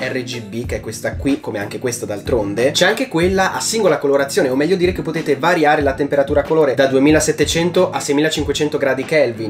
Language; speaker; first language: Italian; native; Italian